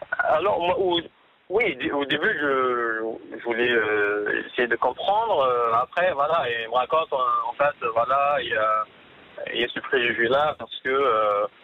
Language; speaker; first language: French; non-native, local second language; Kabyle